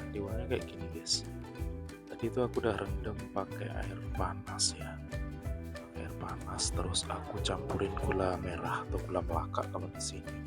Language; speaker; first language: Indonesian; non-native, local second language; Javanese